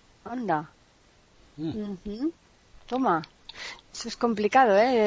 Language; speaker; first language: Spanish; native; Spanish